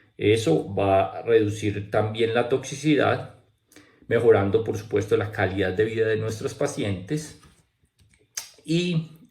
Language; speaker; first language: Spanish; native; Spanish